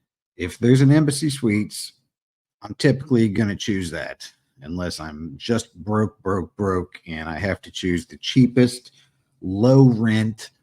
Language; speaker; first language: English; native; English